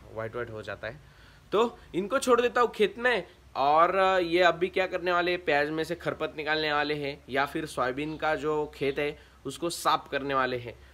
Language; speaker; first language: Hindi; non-native, local second language; Marathi